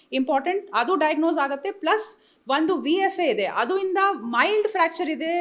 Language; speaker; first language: Kannada; non-native, learner; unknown